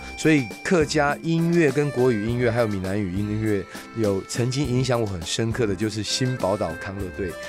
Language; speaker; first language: Chinese; non-native, local second language; Hakka Chinese